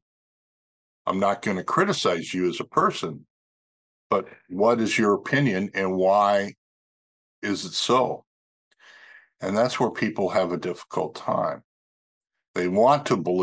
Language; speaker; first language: English; native; English